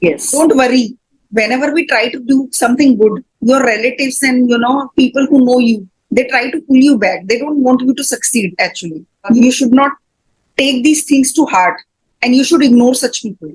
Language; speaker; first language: English; non-native, fluent; Hindi